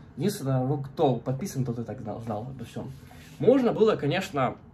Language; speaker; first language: Russian; native; Russian